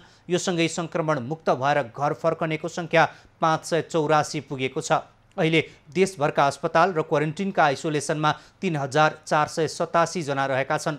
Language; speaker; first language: Nepali; native; Nepali